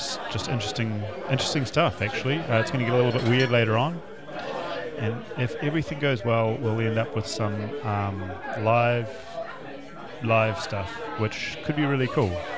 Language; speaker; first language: English; native; English